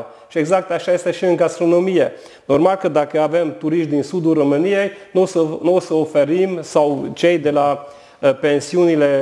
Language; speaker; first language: Romanian; non-native, local second language; Hungarian